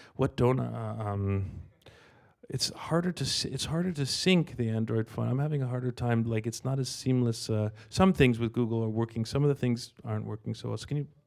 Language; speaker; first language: English; native; English